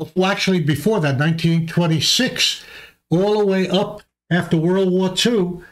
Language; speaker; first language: English; early bilingual, other home language; Armenian